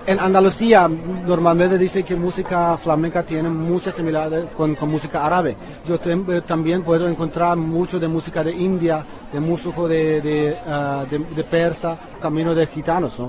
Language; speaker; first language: Spanish; non-native, learner; Persian